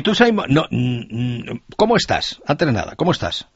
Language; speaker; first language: Spanish; native; Spanish